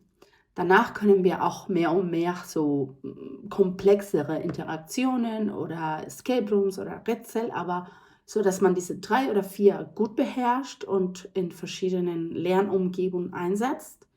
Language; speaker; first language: German; non-native, fluent; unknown